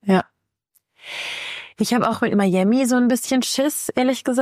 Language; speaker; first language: German; native; German